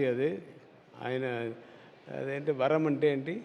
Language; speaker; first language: Telugu; non-native, learner; Tamil